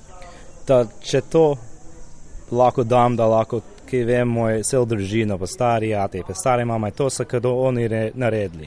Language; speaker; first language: Slovenian; early bilingual, heritage; Slovenian